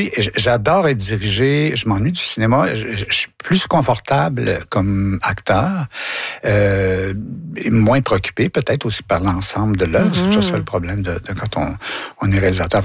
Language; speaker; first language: French; native; French